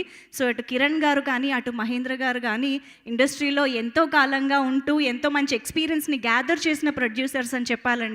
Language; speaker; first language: Telugu; native; Telugu